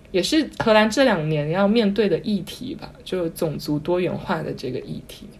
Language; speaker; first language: Chinese; non-native, local second language; Cantonese